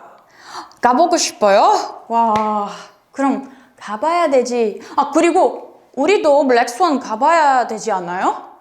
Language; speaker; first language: Korean; non-native, fluent; Portuguese